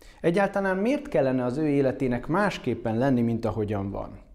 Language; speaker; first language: Hungarian; native; Hungarian